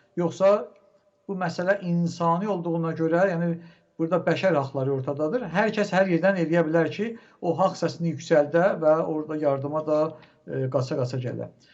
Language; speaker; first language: Azerbaijani; native; Azerbaijani